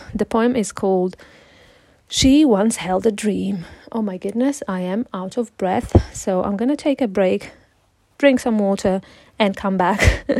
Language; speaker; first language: English; non-native, fluent; Italian